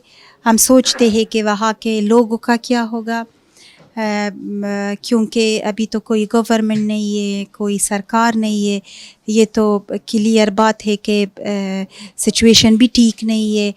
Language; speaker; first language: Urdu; non-native, fluent; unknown